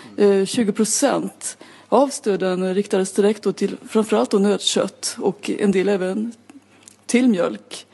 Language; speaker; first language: Swedish; native; Swedish